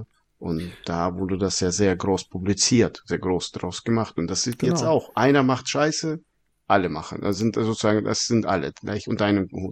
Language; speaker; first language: German; non-native, fluent; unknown